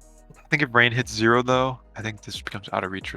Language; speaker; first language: English; native; English